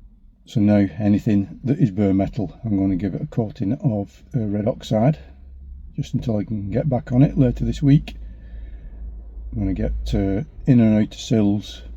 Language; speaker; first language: English; native; English